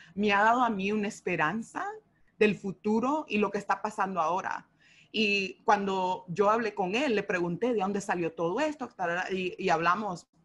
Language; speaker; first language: Spanish; early bilingual, heritage; Spanish